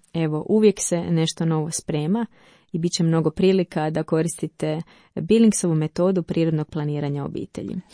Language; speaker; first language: Croatian; native; Croatian